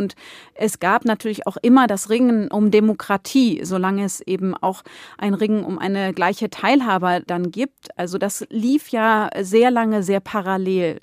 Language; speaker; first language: German; native; German